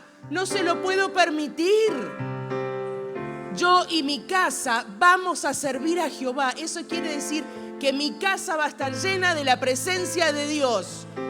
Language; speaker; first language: Spanish; native; Spanish